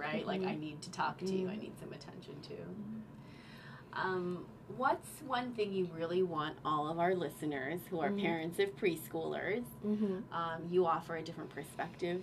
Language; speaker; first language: English; native; English